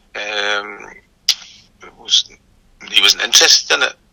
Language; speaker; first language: English; native; English